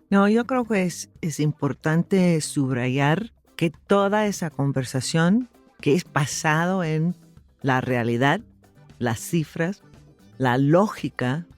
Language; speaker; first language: Spanish; non-native, fluent; English